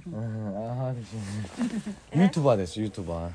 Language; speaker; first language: Japanese; non-native, learner; Korean